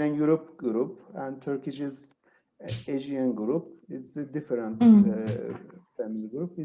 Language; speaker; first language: English; non-native, learner; Turkish